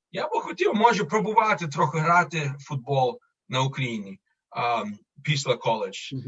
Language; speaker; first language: Ukrainian; early bilingual, heritage; Ukrainian